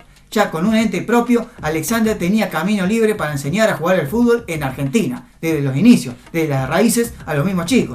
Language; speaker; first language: Spanish; native; Spanish